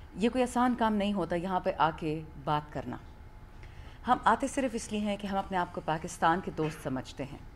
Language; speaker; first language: Urdu; non-native, local second language; Pashto